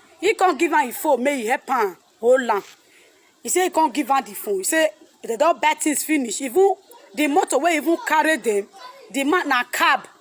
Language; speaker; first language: Nigerian Pidgin; non-native, local second language; Bini